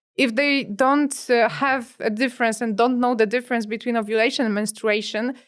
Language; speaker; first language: English; non-native, fluent; Polish